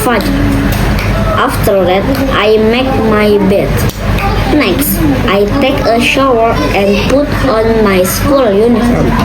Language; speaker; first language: English; non-native, learner; Indonesian